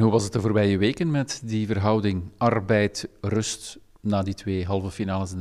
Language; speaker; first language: Dutch; native; Dutch